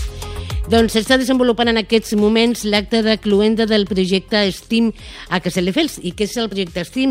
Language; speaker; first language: Catalan; native; Catalan